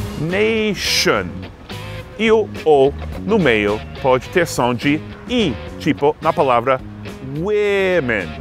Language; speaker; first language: Portuguese; non-native, fluent; English